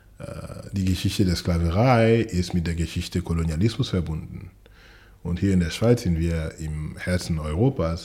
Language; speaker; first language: German; non-native, fluent; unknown